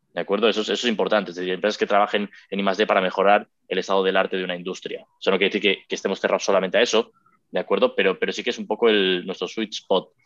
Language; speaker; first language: Spanish; native; Spanish